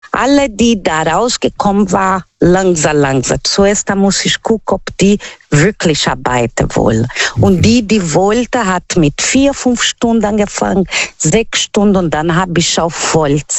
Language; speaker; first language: German; non-native, learner; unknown